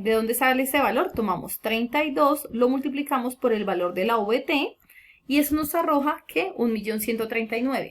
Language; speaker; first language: Spanish; native; Spanish